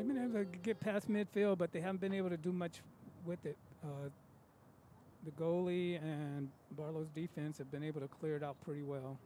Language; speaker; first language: English; native; English